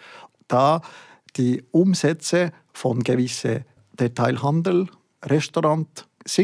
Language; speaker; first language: German; non-native, local second language; French